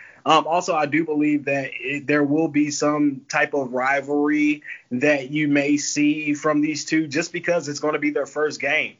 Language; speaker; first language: English; native; English